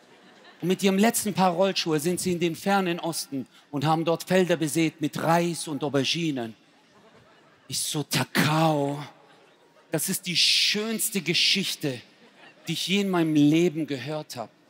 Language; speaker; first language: German; early bilingual, other home language; Turkish